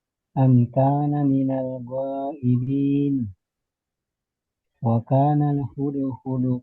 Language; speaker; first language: Arabic; non-native, learner; Indonesian